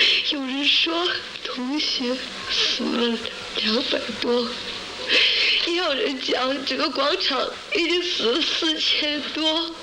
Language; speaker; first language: Chinese; native; Chinese